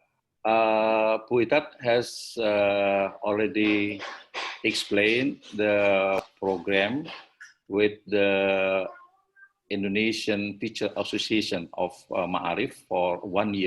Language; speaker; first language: English; non-native, learner; Indonesian